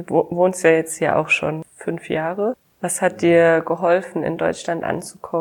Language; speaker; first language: German; native; German